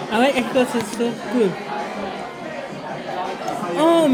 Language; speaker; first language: French; non-native, learner; Japanese